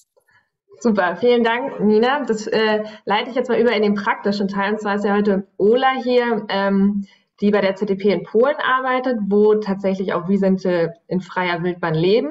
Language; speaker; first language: German; native; German